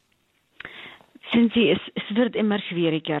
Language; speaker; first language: German; non-native, fluent; Arabic